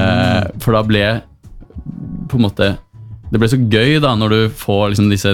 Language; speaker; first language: Norwegian; native; Norwegian